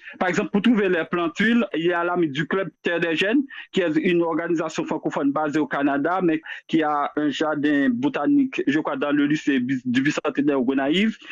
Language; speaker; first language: French; non-native, local second language; Haitian Creole